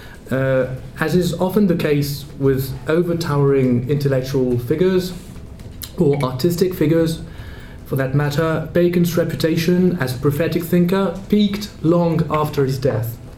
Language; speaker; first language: English; non-native, fluent; French